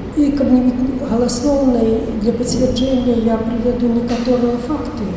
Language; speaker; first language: Belarusian; native; Belarusian